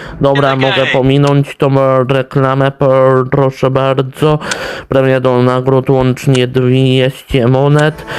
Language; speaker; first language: Polish; native; Polish